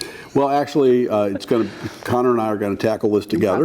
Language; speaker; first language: English; native; English